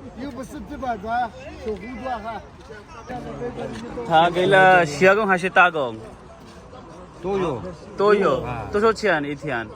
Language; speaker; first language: Chinese; non-native, learner; Bangla